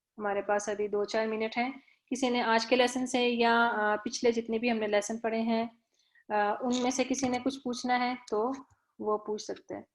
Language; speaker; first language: Urdu; native; Urdu